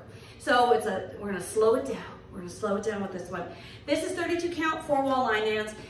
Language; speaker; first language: English; native; English